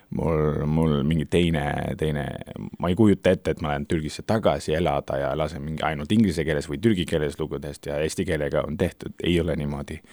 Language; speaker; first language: Estonian; non-native, learner; Turkish